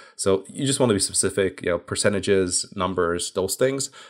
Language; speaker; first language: English; non-native, fluent; Hungarian